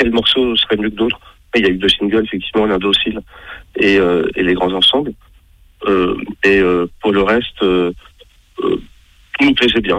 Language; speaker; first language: French; native; French